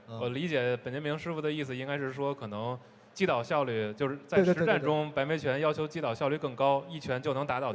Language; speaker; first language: Chinese; native; Chinese